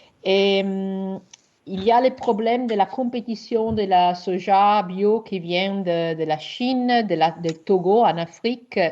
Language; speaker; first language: French; non-native, learner; Italian